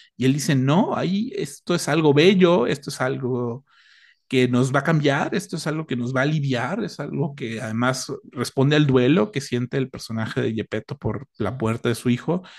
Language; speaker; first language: Spanish; native; Spanish